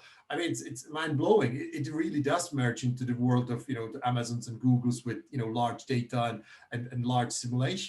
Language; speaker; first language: English; non-native, fluent; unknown